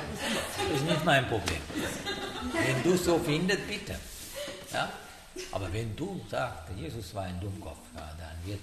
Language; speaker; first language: German; non-native, learner; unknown